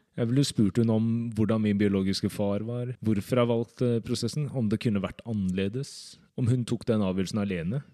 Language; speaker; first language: Norwegian; native; Norwegian